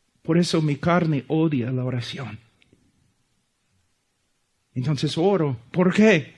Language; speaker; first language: Spanish; non-native, fluent; English